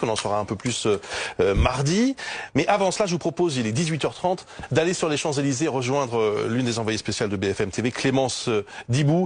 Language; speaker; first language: French; native; French